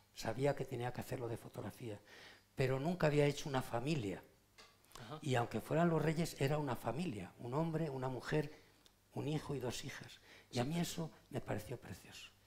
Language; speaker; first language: Spanish; native; Spanish